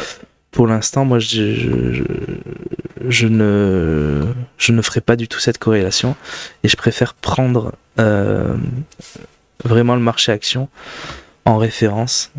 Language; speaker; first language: French; native; French